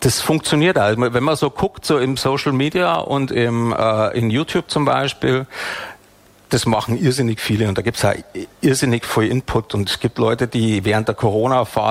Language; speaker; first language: German; native; German